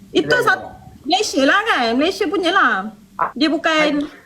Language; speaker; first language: Malay; native; Malay